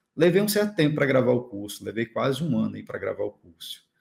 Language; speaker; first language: Portuguese; native; Portuguese